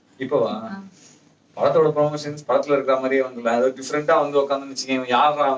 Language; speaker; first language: Tamil; native; Tamil